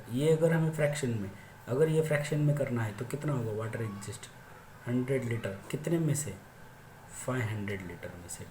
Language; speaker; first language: Hindi; non-native, local second language; Marathi